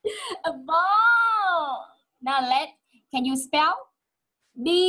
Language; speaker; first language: English; non-native, fluent; Vietnamese